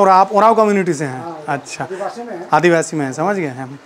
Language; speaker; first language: Hindi; non-native, local second language; Bangla